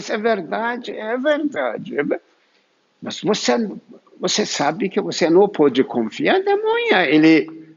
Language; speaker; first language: Portuguese; non-native, fluent; Turkish